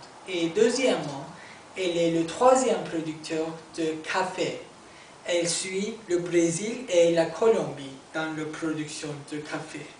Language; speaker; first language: French; non-native, learner; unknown